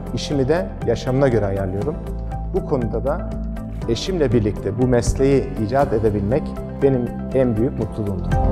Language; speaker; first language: Turkish; early bilingual, heritage; Turkish